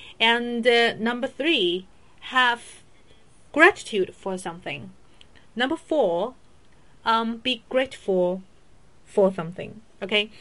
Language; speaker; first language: English; non-native, fluent; Chinese